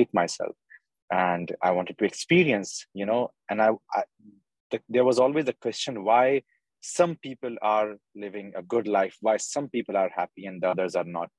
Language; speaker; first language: English; non-native, local second language; Urdu